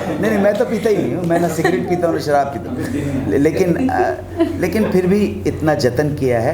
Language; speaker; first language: Hindi; native; Hindi